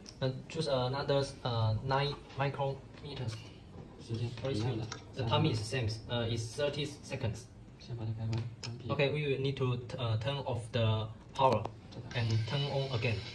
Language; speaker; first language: English; non-native, learner; Chinese